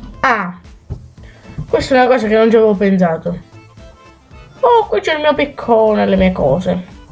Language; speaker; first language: Italian; native; Italian